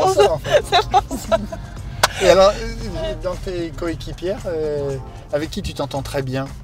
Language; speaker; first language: French; native; French